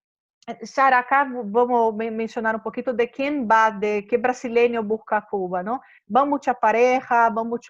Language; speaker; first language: Spanish; non-native, fluent; Portuguese